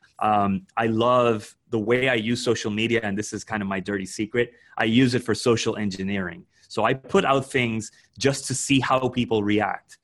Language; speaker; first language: English; early bilingual, other home language; Spanish